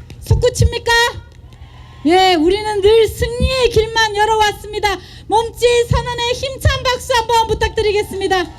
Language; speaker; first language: Korean; native; Korean